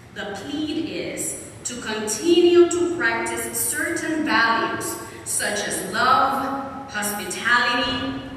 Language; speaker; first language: English; non-native, local second language; Spanish